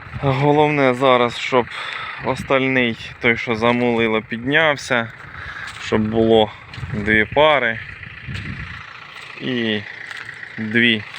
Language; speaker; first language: Ukrainian; native; Ukrainian